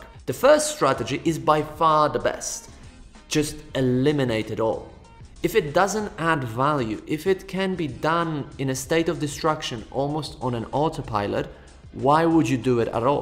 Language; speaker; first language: English; non-native, fluent; Polish